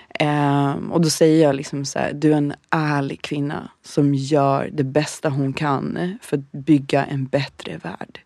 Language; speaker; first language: Swedish; early bilingual, other home language; Bosnian